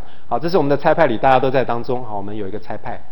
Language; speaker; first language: Chinese; native; Chinese